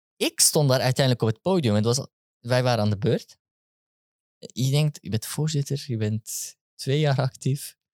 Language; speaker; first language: Dutch; early bilingual, other home language; Turkish